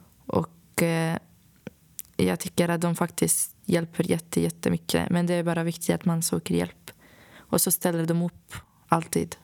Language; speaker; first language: Swedish; non-native, fluent; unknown